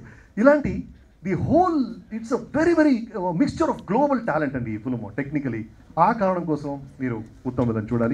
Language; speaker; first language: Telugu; non-native, local second language; Kannada